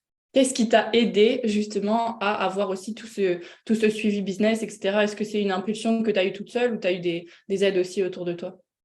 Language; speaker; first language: French; native; French